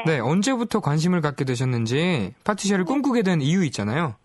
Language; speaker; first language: Korean; native; Korean